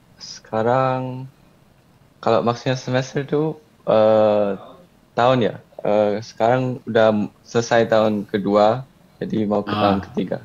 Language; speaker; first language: Indonesian; early bilingual, heritage; Indonesian